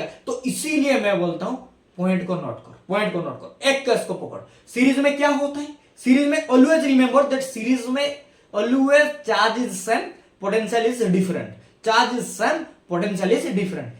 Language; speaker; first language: Hindi; non-native, local second language; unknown